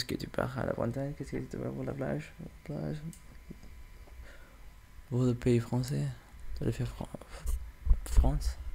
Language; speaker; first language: French; non-native, learner; English